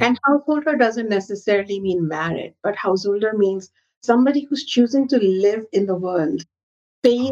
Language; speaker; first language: English; non-native, local second language; Hindi